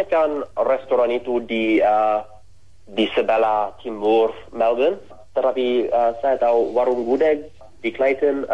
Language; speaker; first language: Indonesian; non-native, fluent; English